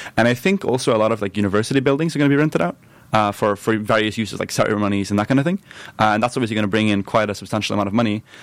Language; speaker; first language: English; non-native, fluent; Norwegian